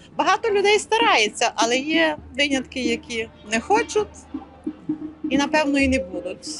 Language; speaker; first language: Ukrainian; native; Ukrainian